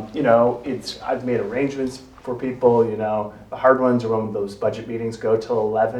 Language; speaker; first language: English; native; English